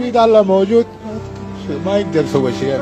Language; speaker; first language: Arabic; non-native, learner; Bangla